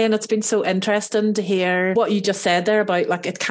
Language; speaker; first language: English; native; English